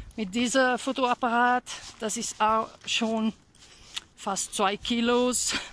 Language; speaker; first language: German; non-native, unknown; Hungarian